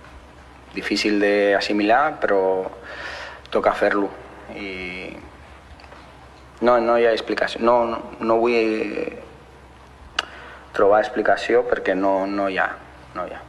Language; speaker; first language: Catalan; non-native, local second language; Spanish